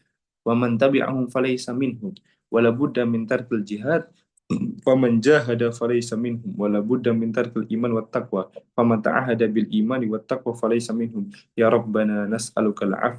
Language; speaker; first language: Arabic; non-native, fluent; Indonesian